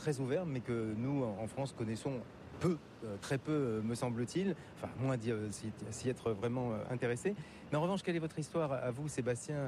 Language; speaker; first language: French; native; French